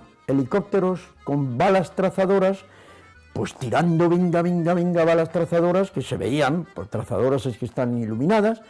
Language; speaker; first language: Spanish; native; Spanish